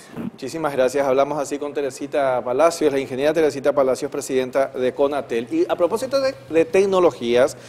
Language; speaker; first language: Spanish; native; Spanish